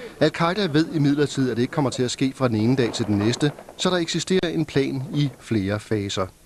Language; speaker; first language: Danish; native; Danish